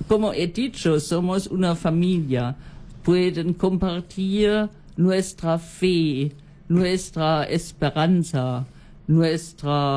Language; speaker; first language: Spanish; non-native, learner; German